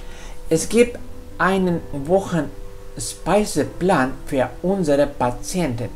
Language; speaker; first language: German; non-native, fluent; Spanish